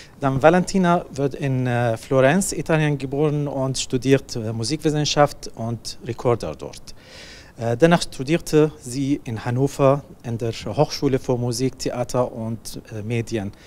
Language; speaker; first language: German; non-native, learner; Arabic